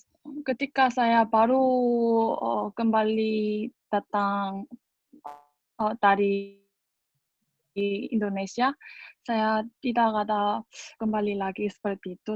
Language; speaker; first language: Indonesian; non-native, learner; Korean